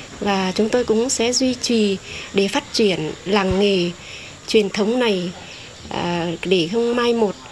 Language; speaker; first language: Vietnamese; non-native, local second language; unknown